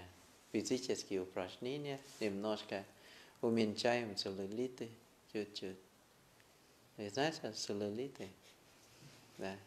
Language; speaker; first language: Russian; non-native, learner; Thai